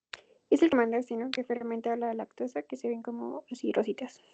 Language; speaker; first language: Spanish; native; Spanish